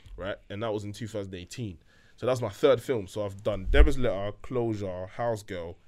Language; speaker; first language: English; non-native, local second language; French